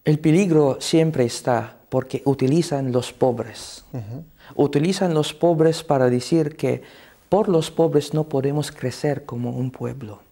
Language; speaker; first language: Spanish; non-native, fluent; Cebuano